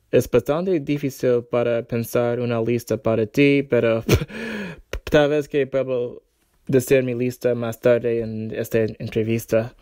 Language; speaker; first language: Spanish; non-native, learner; English